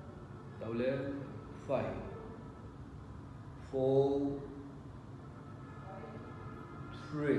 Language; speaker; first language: Vietnamese; non-native, learner; Hindi